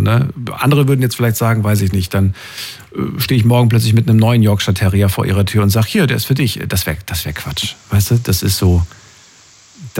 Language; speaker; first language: German; native; German